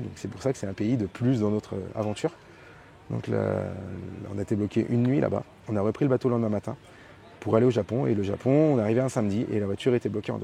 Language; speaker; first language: French; native; French